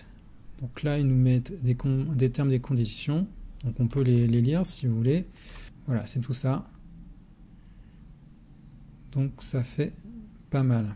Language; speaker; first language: French; native; French